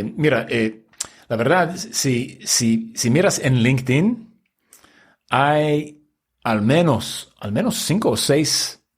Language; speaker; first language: Spanish; non-native, fluent; English